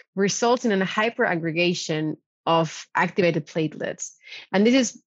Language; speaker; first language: English; non-native, fluent; Spanish